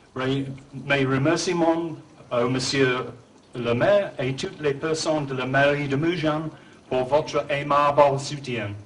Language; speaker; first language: French; non-native, learner; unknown